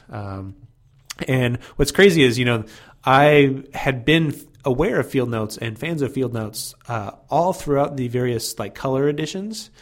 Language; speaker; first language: English; native; English